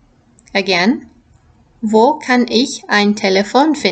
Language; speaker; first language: German; non-native, fluent; English